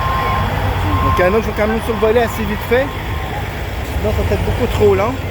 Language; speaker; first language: French; native; French